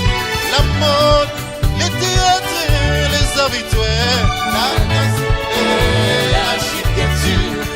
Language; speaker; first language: French; non-native, learner; English